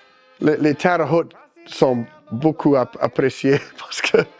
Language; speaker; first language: French; early bilingual, heritage; French